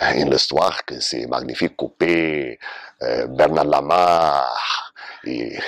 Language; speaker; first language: French; non-native, learner; Portuguese